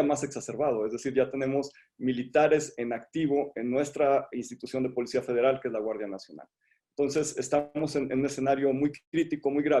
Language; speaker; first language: Spanish; native; Spanish